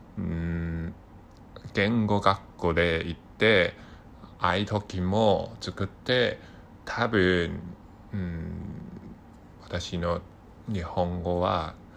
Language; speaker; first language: Japanese; non-native, learner; Cantonese